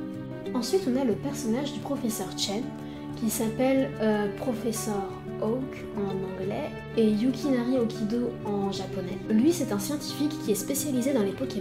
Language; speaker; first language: French; native; French